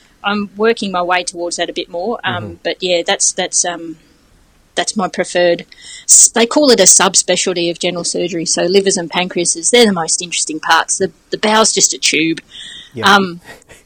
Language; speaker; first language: English; native; English